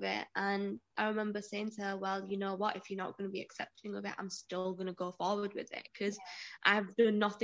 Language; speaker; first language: English; native; English